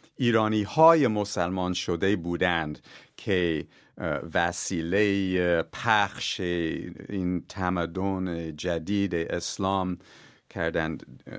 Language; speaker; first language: Persian; non-native, fluent; English